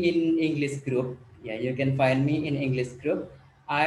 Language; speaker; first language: English; non-native, learner; Indonesian